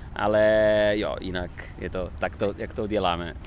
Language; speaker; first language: Czech; non-native, fluent; Italian